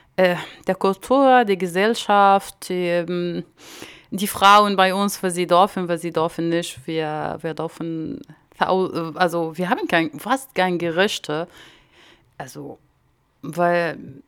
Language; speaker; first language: German; non-native, learner; Arabic